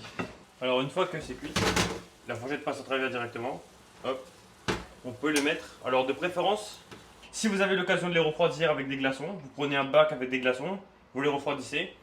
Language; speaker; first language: French; native; French